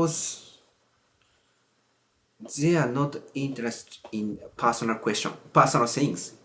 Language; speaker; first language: English; non-native, learner; Japanese